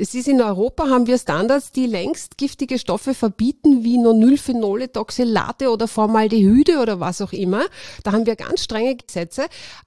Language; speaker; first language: German; native; German